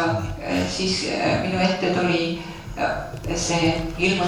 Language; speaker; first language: Finnish; non-native, learner; Estonian